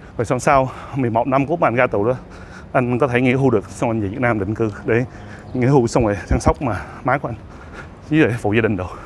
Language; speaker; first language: Vietnamese; early bilingual, heritage; Vietnamese